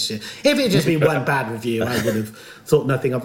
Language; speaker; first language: English; native; English